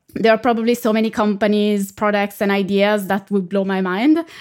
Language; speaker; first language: English; non-native, fluent; Italian